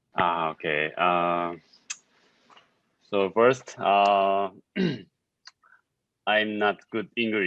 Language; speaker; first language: English; non-native, learner; Korean